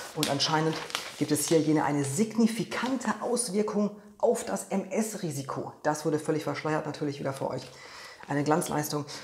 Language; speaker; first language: German; non-native, fluent; Polish